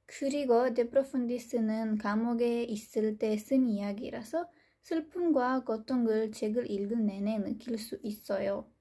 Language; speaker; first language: Korean; non-native, fluent; Romanian